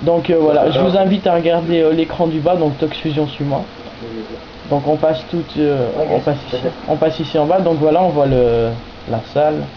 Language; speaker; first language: French; native; French